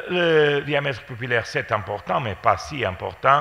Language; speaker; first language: French; non-native, fluent; Portuguese